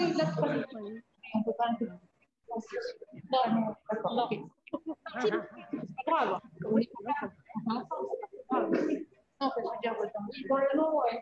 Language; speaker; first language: French; native; French